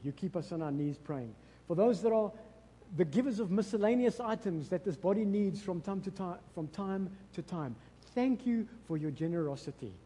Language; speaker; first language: English; non-native, local second language; Afrikaans